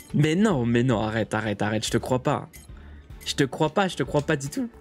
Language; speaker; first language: French; native; French